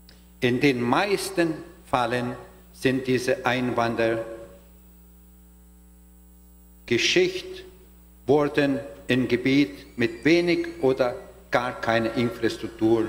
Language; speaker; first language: German; non-native, learner; Portuguese